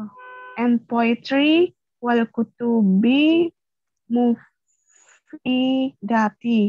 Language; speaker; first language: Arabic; non-native, learner; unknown